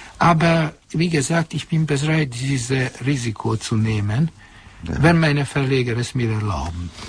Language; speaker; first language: German; non-native, fluent; Hungarian